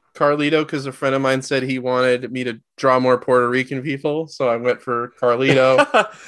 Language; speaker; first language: English; native; English